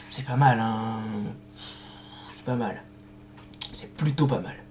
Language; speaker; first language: French; native; French